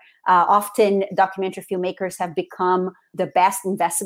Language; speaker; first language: English; non-native, fluent; Portuguese